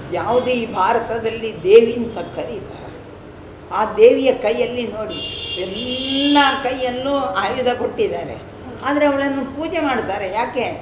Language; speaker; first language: Kannada; non-native, local second language; Tulu